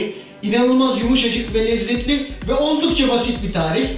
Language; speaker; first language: Turkish; native; Turkish